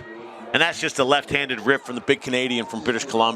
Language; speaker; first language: English; native; English